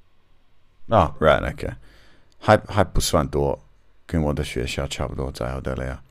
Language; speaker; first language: Chinese; non-native, learner; English